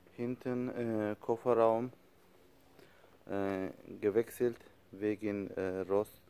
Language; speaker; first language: German; non-native, learner; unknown